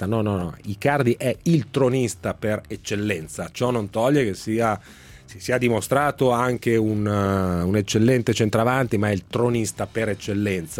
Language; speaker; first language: Italian; native; Italian